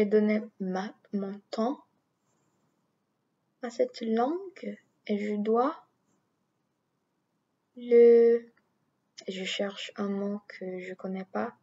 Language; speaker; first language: French; non-native, learner; English